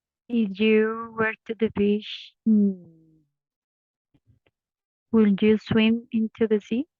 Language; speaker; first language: English; non-native, learner; Spanish